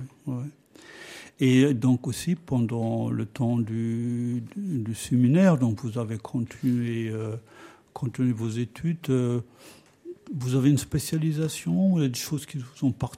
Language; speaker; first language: French; native; French